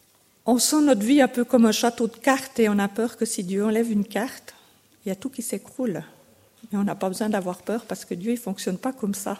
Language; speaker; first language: French; native; French